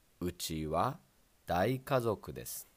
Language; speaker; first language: Japanese; non-native, fluent; English